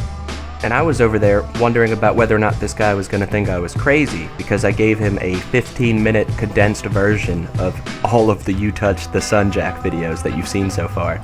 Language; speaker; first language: English; native; English